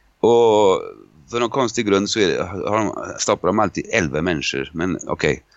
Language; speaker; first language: Swedish; non-native, fluent; Italian